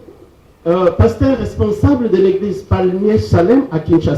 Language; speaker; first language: French; non-native, local second language; Lingala